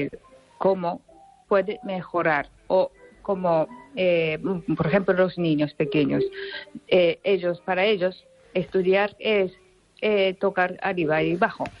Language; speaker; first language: Spanish; non-native, fluent; Japanese